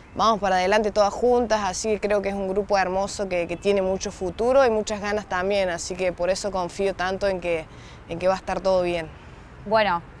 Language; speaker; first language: Spanish; native; Spanish